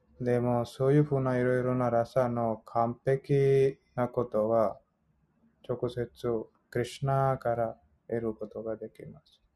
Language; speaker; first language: Japanese; non-native, learner; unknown